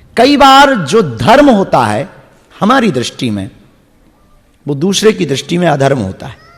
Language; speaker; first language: Hindi; native; Hindi